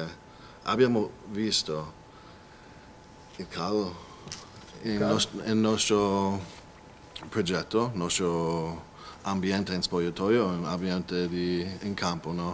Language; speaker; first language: Italian; non-native, fluent; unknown